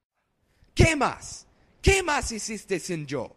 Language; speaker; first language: Spanish; non-native, learner; English